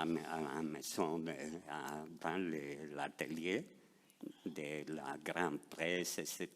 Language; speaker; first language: French; non-native, fluent; Spanish